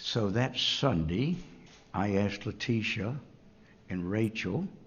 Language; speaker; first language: English; native; English